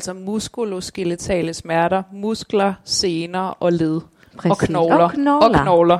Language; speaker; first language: Danish; native; Danish